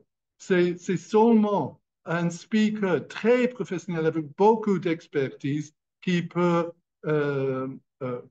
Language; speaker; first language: French; non-native, fluent; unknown